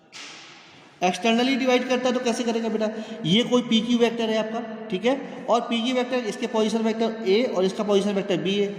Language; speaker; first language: Hindi; native; Hindi